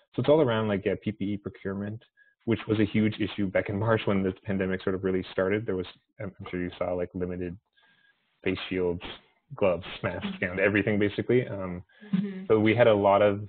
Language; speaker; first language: English; native; English